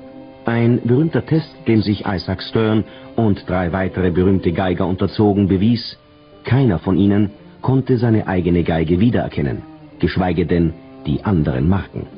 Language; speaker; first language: German; native; German